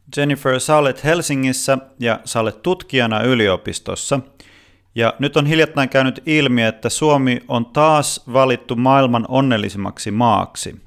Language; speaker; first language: Finnish; native; Finnish